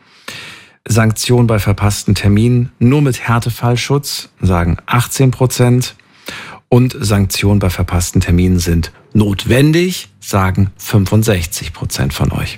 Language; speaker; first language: German; native; German